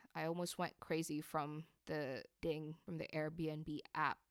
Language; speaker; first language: English; non-native, fluent; Indonesian